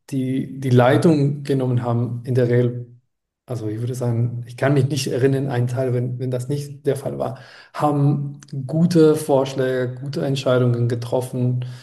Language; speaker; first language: German; non-native, fluent; Spanish